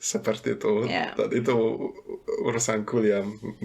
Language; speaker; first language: Indonesian; non-native, fluent; German